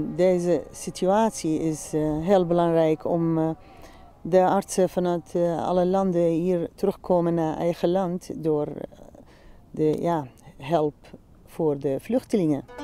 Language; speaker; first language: Dutch; non-native, fluent; Central Kurdish